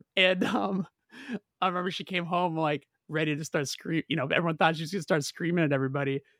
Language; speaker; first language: English; native; English